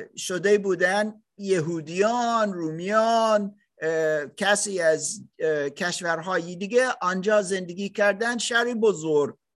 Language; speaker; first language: Persian; non-native, learner; German